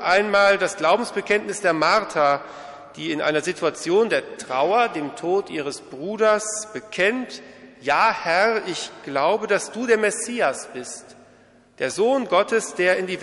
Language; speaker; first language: German; native; German